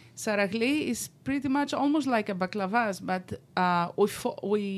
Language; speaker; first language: English; non-native, fluent; Greek